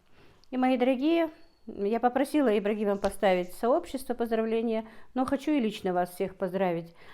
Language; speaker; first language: Russian; non-native, local second language; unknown